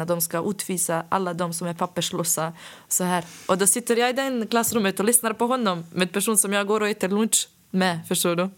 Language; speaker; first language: Swedish; non-native, fluent; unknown